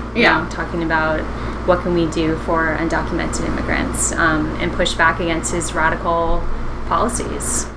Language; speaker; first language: English; native; English